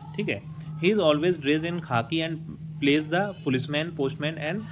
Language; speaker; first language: Hindi; native; Hindi